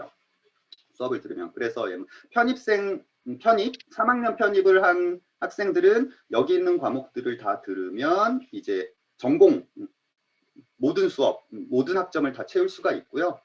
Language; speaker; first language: Korean; native; Korean